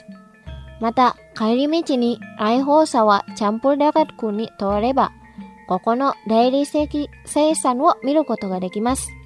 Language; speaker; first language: Japanese; non-native, fluent; Indonesian